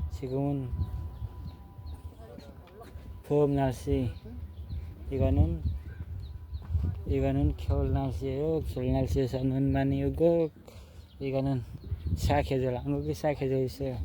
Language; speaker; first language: Korean; non-native, learner; Nepali